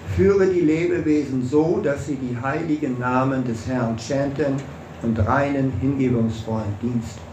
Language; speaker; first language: English; non-native, fluent; German